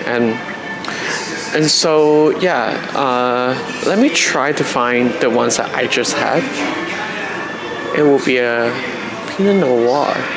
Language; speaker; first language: English; non-native, local second language; Cantonese